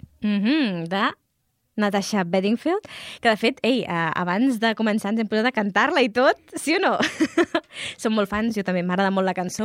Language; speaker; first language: Catalan; native; Catalan